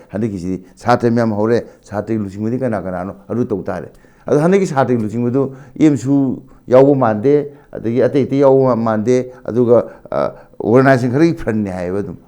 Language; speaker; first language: Manipuri; native; Manipuri